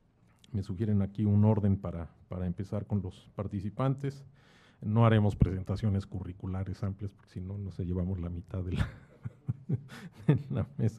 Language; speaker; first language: Spanish; native; Spanish